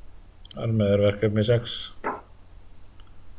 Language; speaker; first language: Icelandic; native; Icelandic